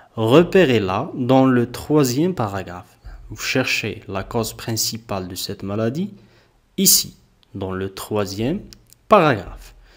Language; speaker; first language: French; non-native, local second language; Arabic